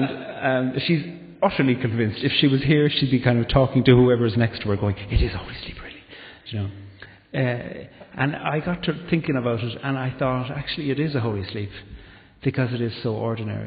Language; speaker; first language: English; native; English